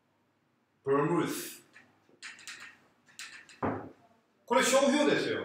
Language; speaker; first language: Japanese; non-native, fluent; Korean